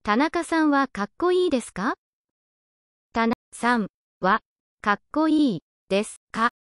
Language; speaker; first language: Japanese; non-native, learner; English